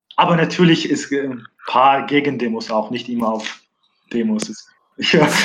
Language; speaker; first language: German; non-native, fluent; Arabic